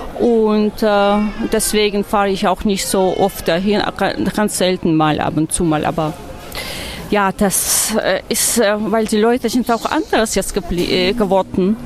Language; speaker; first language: German; non-native, fluent; Russian